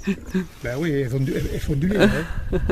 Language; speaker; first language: French; native; French